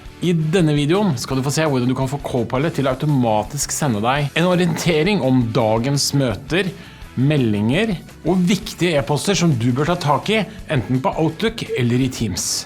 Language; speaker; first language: Norwegian; native; Norwegian